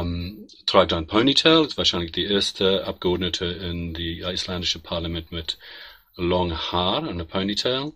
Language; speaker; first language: German; non-native, learner; English